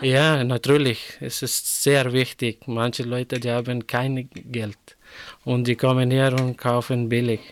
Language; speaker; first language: German; non-native, learner; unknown